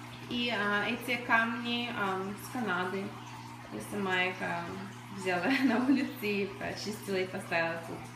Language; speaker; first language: Russian; early bilingual, other home language; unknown